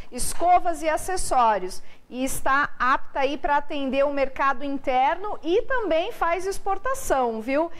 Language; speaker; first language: Portuguese; native; Portuguese